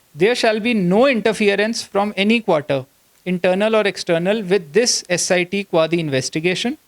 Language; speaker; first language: English; non-native, local second language; Punjabi